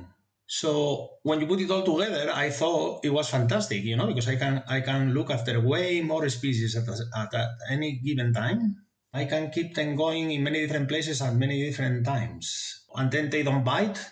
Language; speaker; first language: English; non-native, fluent; Spanish